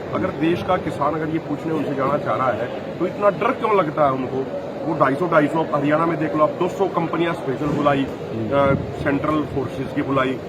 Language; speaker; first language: Hindi; native; Hindi